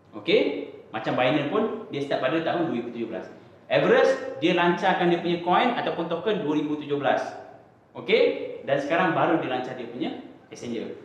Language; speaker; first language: Malay; native; Malay